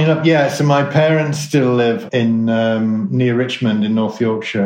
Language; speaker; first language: English; native; English